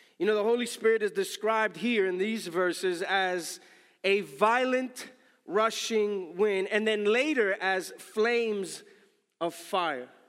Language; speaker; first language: English; early bilingual, other home language; Spanish